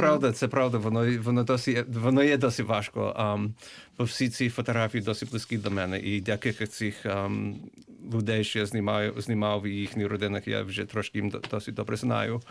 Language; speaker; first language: Ukrainian; early bilingual, heritage; English